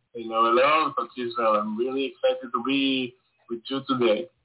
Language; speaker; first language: English; non-native, learner; Hebrew